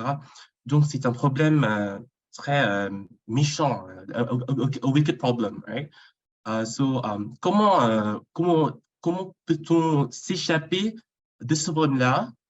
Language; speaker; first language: French; non-native, fluent; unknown